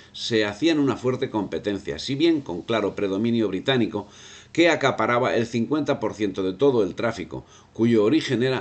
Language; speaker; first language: Spanish; native; Spanish